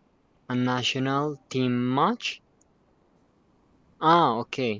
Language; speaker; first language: English; non-native, fluent; Spanish